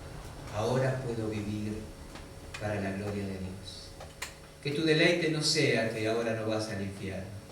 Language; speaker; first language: Spanish; native; Spanish